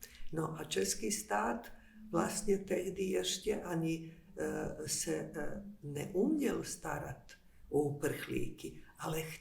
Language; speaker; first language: Czech; non-native, fluent; Bosnian